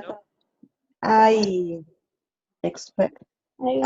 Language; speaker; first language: English; non-native, learner; Spanish